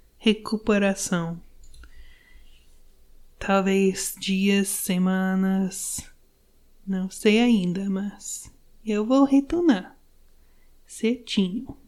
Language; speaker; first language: Portuguese; non-native, learner; English